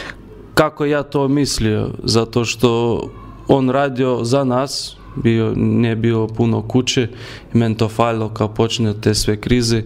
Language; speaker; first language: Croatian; non-native, learner; Lithuanian